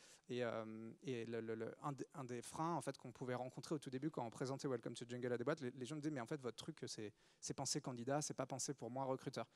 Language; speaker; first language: French; native; French